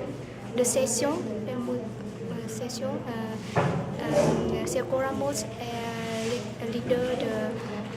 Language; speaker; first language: French; non-native, learner; Vietnamese